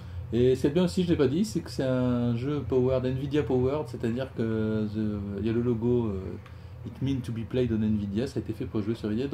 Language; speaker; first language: French; native; French